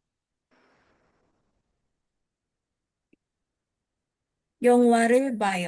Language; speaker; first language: Korean; non-native, learner; Filipino